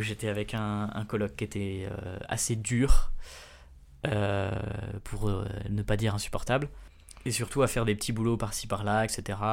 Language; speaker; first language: French; native; French